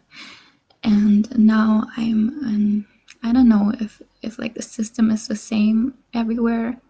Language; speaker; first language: English; non-native, fluent; German